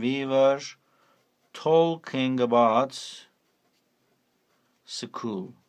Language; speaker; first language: English; non-native, fluent; Turkish